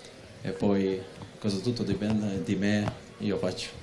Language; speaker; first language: Italian; non-native, learner; Serbian